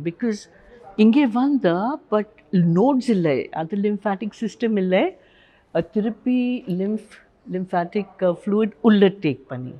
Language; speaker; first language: Tamil; non-native, learner; Hindi